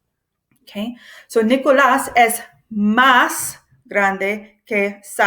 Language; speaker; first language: Spanish; non-native, fluent; English